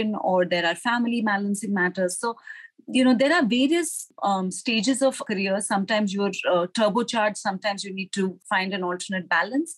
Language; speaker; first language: English; non-native, local second language; Hindi